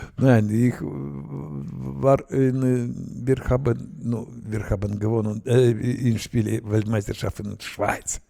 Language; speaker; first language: German; non-native, learner; Russian